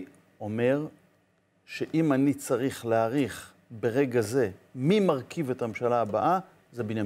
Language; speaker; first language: Hebrew; native; Hebrew